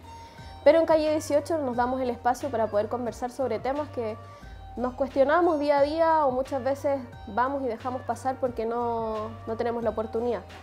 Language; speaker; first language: Spanish; native; Spanish